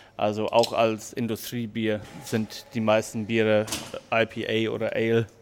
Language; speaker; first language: German; non-native, fluent; English